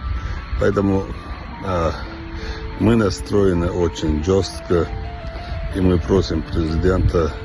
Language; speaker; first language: Russian; non-native, local second language; Chechen